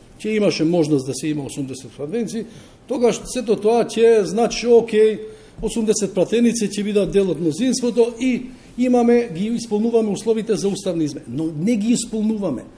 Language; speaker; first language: Macedonian; non-native, local second language; Albanian